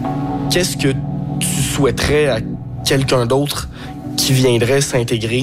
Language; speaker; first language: French; native; French